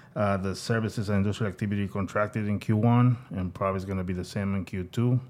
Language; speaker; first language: English; non-native, fluent; Spanish